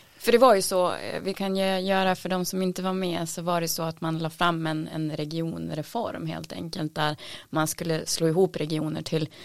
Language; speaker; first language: Swedish; native; Swedish